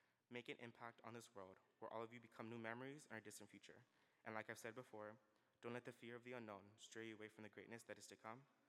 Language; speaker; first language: English; early bilingual, other home language; Spanish